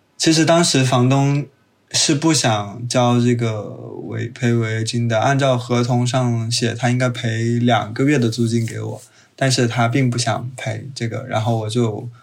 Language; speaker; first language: Chinese; native; Chinese